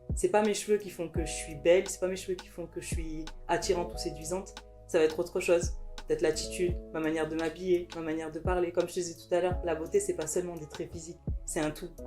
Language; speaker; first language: French; early bilingual, other home language; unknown